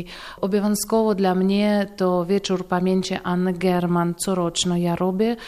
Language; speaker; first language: Polish; non-native, fluent; Russian